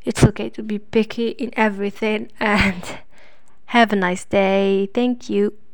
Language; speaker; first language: English; non-native, fluent; Arabic